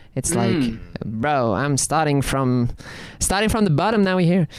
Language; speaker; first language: English; non-native, fluent; French